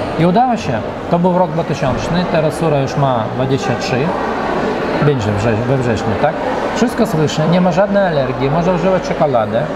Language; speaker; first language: Polish; early bilingual, heritage; Russian